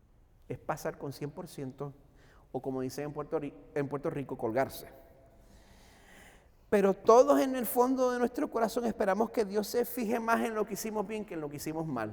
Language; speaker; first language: Spanish; native; Spanish